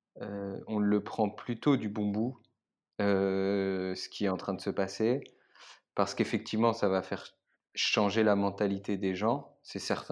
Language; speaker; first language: French; native; French